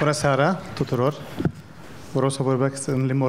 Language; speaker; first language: Romanian; non-native, learner; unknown